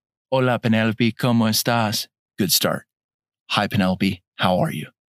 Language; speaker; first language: Spanish; non-native, learner; English